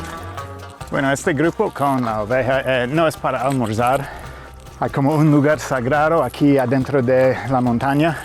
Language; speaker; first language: Spanish; non-native, fluent; English